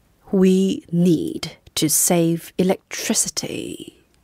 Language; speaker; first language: English; non-native, fluent; Korean